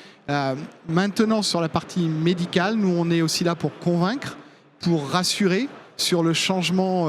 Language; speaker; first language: French; native; French